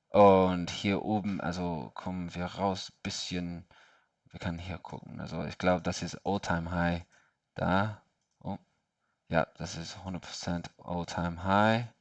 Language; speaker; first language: German; non-native, learner; English